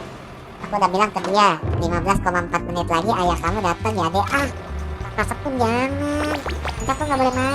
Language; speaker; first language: Indonesian; native; Indonesian